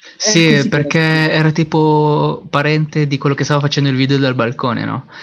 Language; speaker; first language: Italian; early bilingual, other home language; Filipino